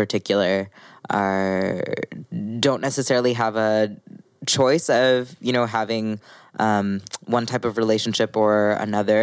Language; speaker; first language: English; native; English